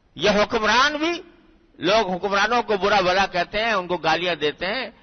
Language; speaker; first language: Urdu; native; Urdu